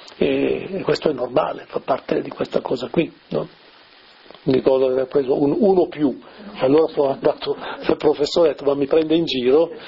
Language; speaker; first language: Italian; native; Italian